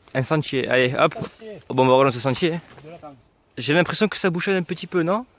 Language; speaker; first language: French; native; French